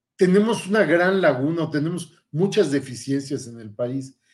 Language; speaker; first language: Spanish; native; Spanish